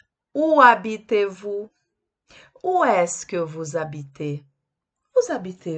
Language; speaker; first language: French; non-native, fluent; Portuguese